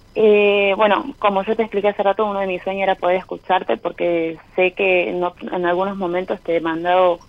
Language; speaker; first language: Spanish; native; Spanish